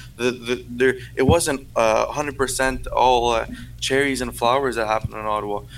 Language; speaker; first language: English; non-native, fluent; French